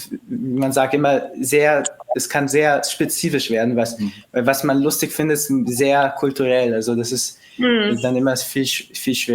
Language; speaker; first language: German; early bilingual, heritage; Portuguese